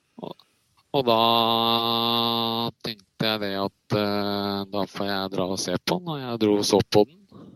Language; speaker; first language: Norwegian; native; Norwegian